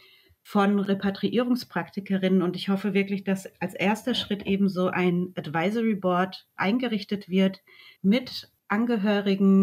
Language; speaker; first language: German; native; German